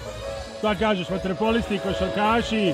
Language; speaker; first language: Serbian; native; Serbian